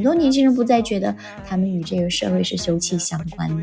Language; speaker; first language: Chinese; native; Chinese